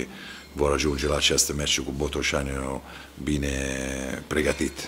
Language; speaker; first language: Romanian; non-native, fluent; Italian